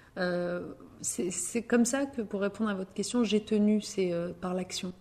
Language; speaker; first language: French; early bilingual, other home language; Riffian